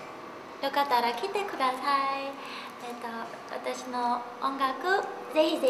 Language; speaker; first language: Japanese; non-native, learner; Korean